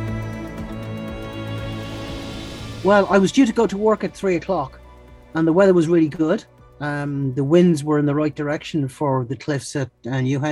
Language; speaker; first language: English; native; English